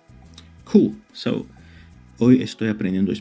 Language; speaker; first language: Spanish; non-native, learner; Romanian